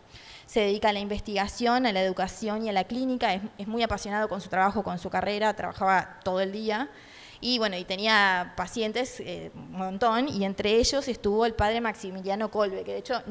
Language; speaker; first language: Spanish; native; Spanish